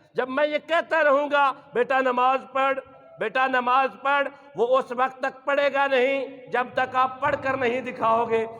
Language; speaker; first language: Urdu; non-native, local second language; Punjabi